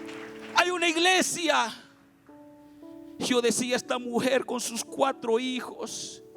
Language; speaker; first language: Spanish; native; Spanish